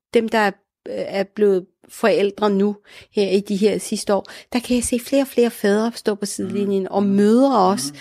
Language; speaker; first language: Danish; early bilingual, other home language; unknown